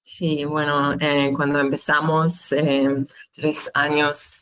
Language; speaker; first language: Spanish; non-native, learner; Hebrew